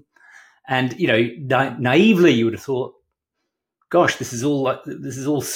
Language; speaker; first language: English; native; English